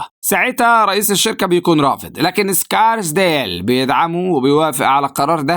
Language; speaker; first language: Arabic; native; Arabic